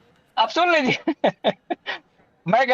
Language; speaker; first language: Hindi; native; Hindi